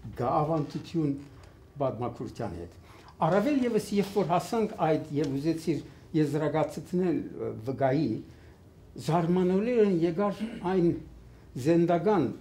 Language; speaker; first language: Armenian; early bilingual, heritage; Armenian